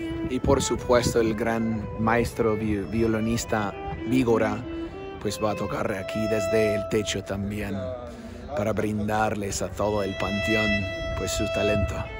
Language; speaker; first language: Spanish; non-native, fluent; English